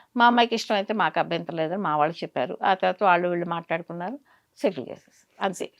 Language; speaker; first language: Telugu; native; Telugu